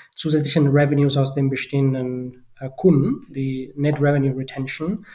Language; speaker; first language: German; non-native, fluent; Spanish